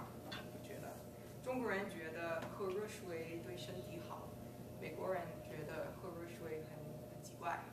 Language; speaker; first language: Chinese; non-native, fluent; English